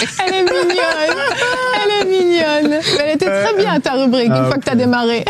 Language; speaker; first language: French; native; French